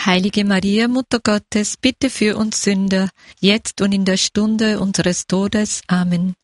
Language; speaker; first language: German; native; German